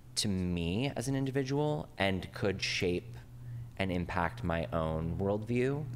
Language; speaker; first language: English; native; English